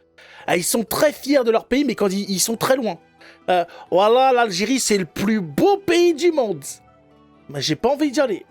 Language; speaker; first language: French; native; French